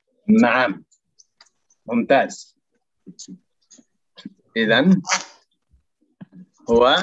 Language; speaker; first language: Arabic; non-native, fluent; Indonesian